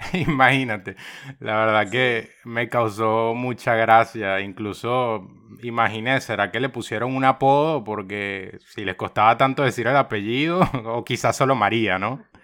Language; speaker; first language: Spanish; native; Spanish